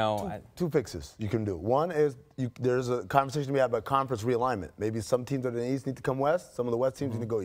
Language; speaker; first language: English; native; English